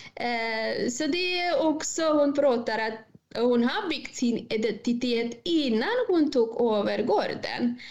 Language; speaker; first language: Swedish; non-native, fluent; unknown